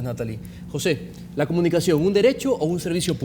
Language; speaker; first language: Spanish; native; Spanish